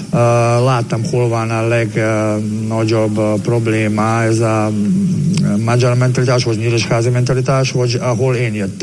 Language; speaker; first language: Hungarian; non-native, learner; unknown